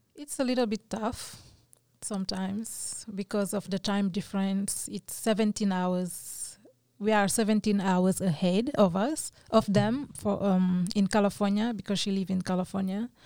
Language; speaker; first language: English; non-native, fluent; French